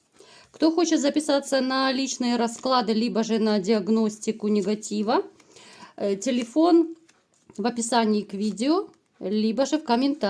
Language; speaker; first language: Russian; native; Russian